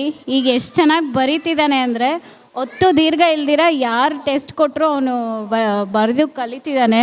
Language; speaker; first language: Kannada; non-native, local second language; Telugu